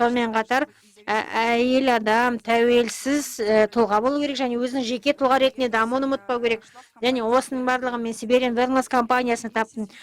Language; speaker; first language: Kazakh; non-native, local second language; Russian